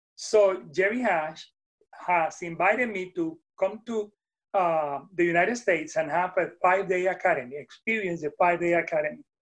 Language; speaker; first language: English; non-native, fluent; Spanish